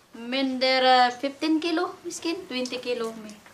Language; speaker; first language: Dutch; non-native, learner; Cebuano